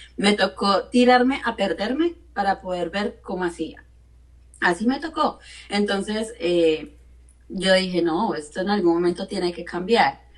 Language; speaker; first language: Spanish; native; Spanish